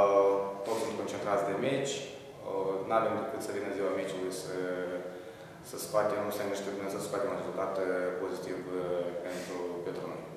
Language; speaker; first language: Romanian; native; Romanian